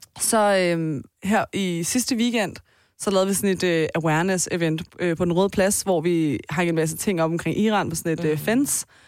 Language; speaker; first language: Danish; early bilingual, other home language; Persian